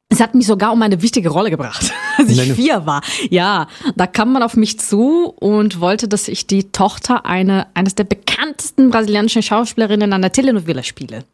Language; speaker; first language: German; non-native, fluent; Portuguese